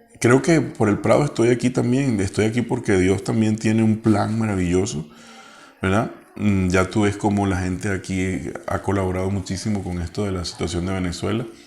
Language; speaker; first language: Spanish; native; Spanish